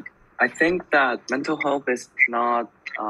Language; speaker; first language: English; non-native, fluent; Korean